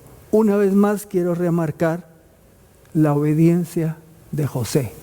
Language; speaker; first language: Spanish; native; Spanish